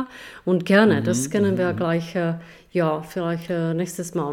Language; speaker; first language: German; non-native, fluent; Czech